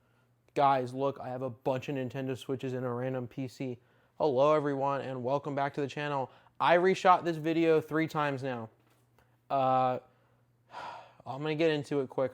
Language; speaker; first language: English; native; English